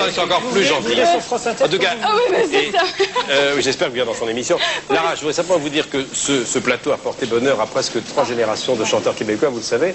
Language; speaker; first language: French; native; French